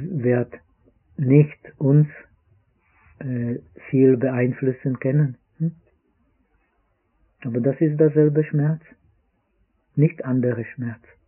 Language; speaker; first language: German; non-native, fluent; Czech